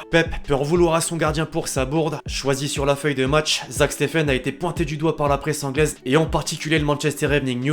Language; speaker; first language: French; native; French